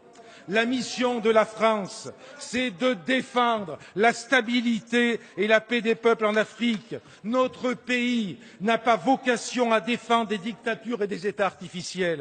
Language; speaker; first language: French; native; French